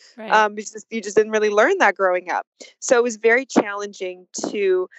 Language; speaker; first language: English; early bilingual, other home language; Russian